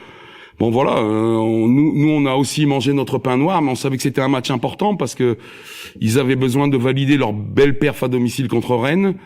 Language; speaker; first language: French; native; French